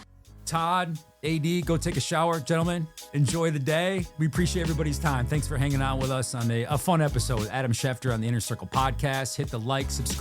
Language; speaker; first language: English; native; English